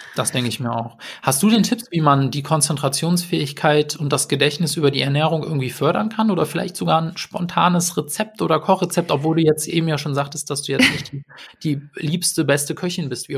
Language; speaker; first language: German; native; German